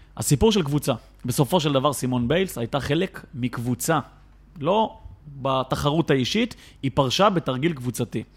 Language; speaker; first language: Hebrew; native; Hebrew